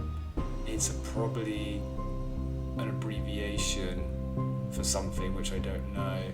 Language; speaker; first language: English; native; English